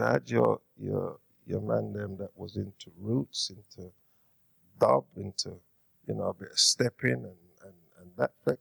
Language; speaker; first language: English; native; English